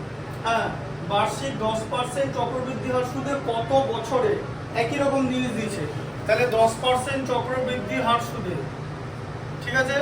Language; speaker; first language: Bangla; native; Bangla